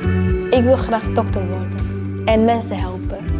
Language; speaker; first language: Dutch; early bilingual, other home language; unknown